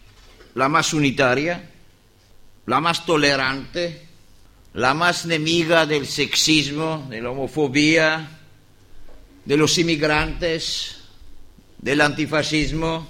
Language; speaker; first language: Spanish; non-native, learner; Greek